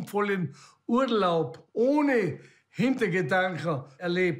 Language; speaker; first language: German; native; German